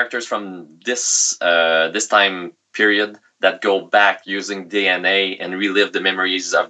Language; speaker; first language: English; non-native, fluent; French